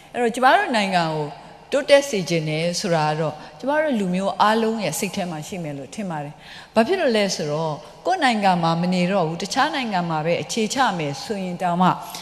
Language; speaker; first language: Burmese; native; Burmese